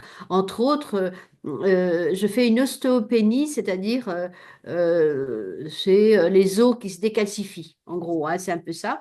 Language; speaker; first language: French; native; French